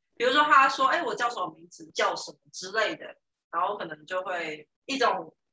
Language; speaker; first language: Chinese; native; Chinese